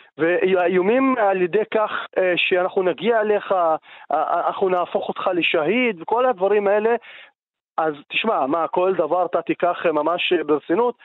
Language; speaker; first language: Hebrew; non-native, local second language; Arabic